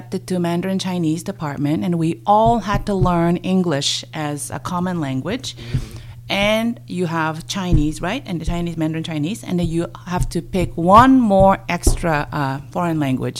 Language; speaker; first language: English; non-native, fluent; Korean